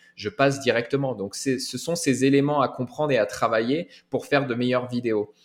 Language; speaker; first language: French; native; French